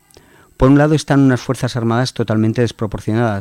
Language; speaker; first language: Spanish; native; Spanish